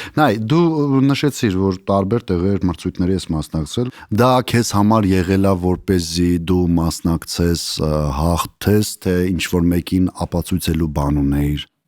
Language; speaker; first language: Armenian; native; Armenian